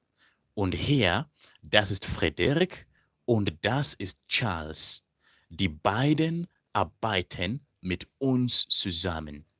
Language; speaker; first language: German; non-native, fluent; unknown